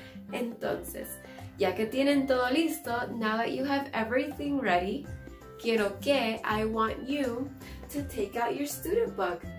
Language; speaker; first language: English; non-native, fluent; Spanish